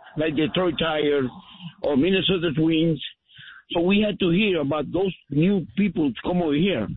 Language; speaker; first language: English; non-native, learner; Spanish